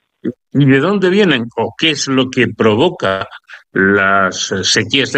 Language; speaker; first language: Spanish; native; Spanish